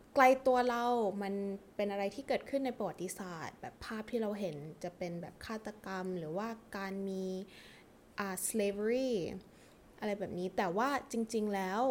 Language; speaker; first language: Thai; early bilingual, heritage; English